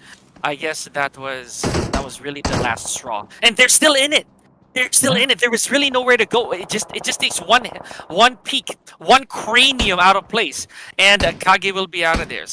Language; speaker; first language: English; non-native, local second language; Filipino